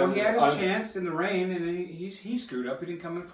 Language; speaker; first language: English; native; English